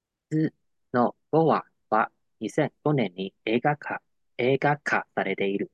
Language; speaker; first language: Japanese; non-native, learner; Chinese